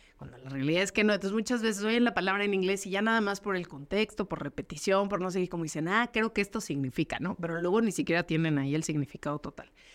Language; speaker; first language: Spanish; native; Spanish